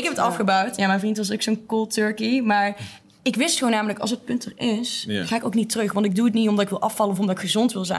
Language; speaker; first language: Dutch; native; Dutch